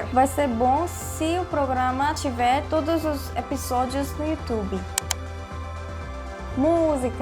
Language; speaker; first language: Portuguese; non-native, fluent; Korean